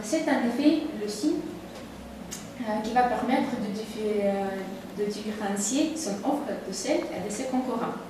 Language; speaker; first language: French; non-native, learner; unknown